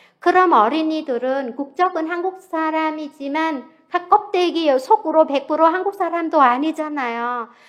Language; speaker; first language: Korean; non-native, fluent; Vietnamese